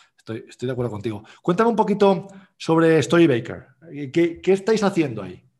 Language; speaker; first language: Spanish; native; Spanish